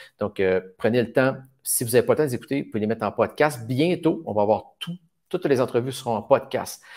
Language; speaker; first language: French; native; French